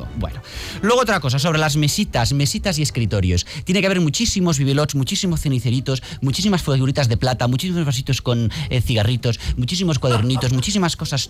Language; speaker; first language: Spanish; native; Spanish